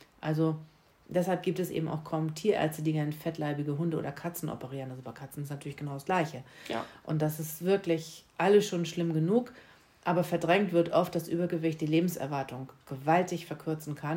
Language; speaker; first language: German; native; German